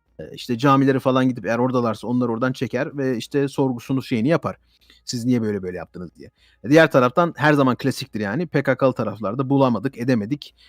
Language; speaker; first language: Turkish; early bilingual, heritage; Turkish